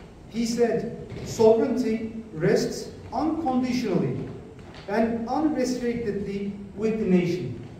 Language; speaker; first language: English; non-native, fluent; Turkish